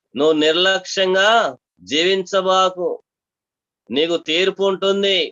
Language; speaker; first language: Telugu; non-native, local second language; Tamil